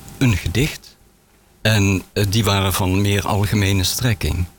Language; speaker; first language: Dutch; native; Dutch